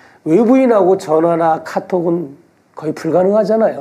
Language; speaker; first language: Korean; native; Korean